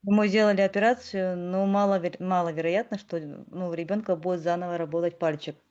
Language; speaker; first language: Russian; native; Russian